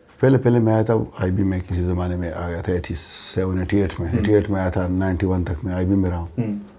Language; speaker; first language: Urdu; non-native, local second language; Pashto